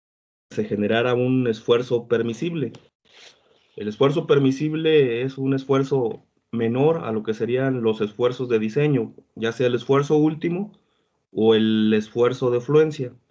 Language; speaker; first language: Spanish; native; Spanish